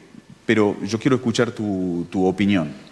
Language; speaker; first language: Spanish; native; Spanish